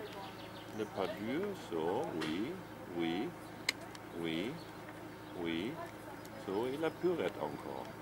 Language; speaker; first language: French; non-native, learner; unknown